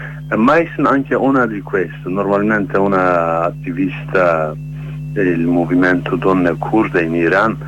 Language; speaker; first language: Italian; non-native, learner; Kurdish